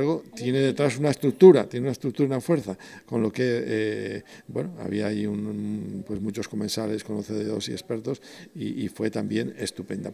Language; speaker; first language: Spanish; native; Spanish